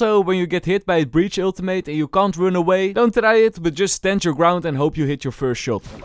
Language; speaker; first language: English; non-native, fluent; Dutch